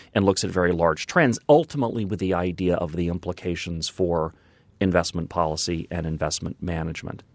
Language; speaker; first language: English; native; English